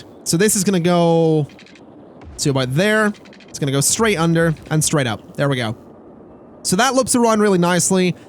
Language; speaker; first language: English; native; English